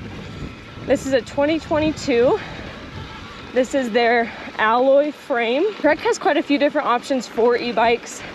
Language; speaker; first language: English; native; English